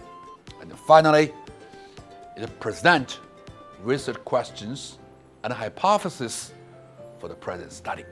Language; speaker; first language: English; non-native, fluent; Chinese